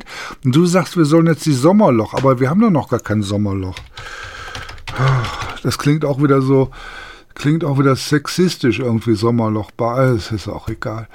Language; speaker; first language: German; native; German